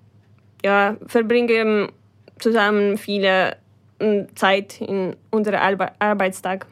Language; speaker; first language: German; non-native, fluent; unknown